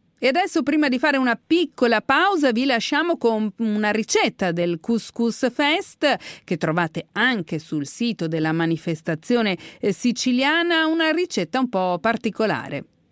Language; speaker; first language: Italian; native; Italian